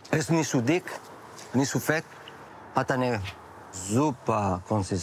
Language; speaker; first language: German; non-native, learner; Spanish